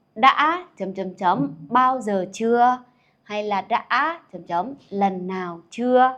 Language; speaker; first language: Vietnamese; non-native, fluent; Lao